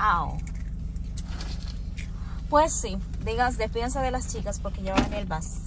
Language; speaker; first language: Spanish; native; Spanish